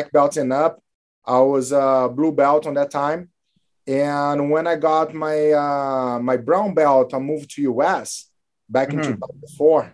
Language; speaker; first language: English; non-native, fluent; Portuguese